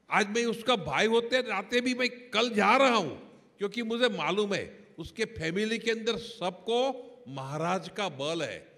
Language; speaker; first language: Hindi; non-native, local second language; Gujarati